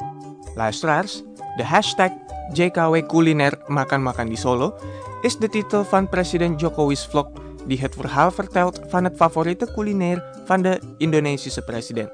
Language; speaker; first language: Dutch; non-native, fluent; Indonesian